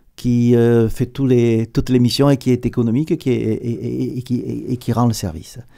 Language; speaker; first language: French; native; French